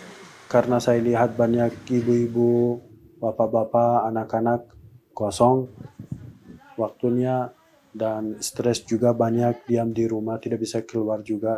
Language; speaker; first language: Indonesian; non-native, learner; Persian